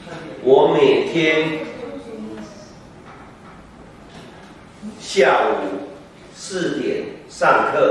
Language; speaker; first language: Chinese; non-native, learner; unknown